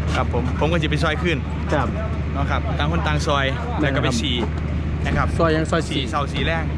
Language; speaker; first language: Thai; native; Thai